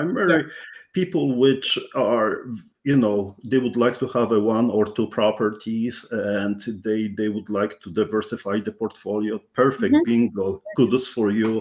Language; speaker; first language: English; non-native, fluent; Polish